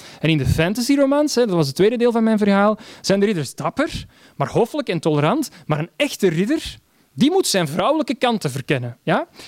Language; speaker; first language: Dutch; native; Dutch